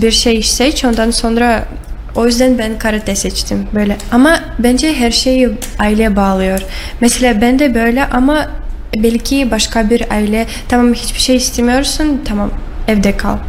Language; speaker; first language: Turkish; non-native, learner; Russian